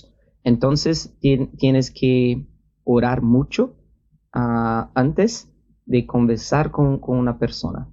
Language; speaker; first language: Spanish; non-native, learner; Portuguese